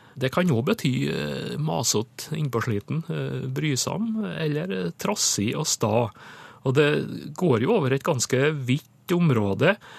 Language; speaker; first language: Norwegian; native; Norwegian